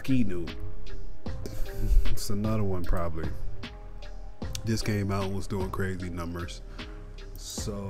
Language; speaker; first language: English; native; English